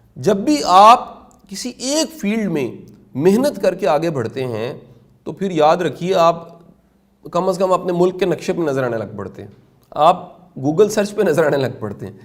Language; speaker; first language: Urdu; non-native, local second language; Punjabi